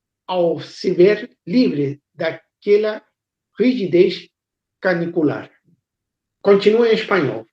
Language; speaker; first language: Portuguese; non-native, fluent; Spanish